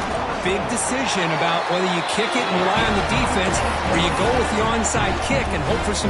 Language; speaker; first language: English; native; English